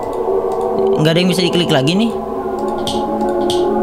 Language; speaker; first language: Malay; non-native, local second language; Sundanese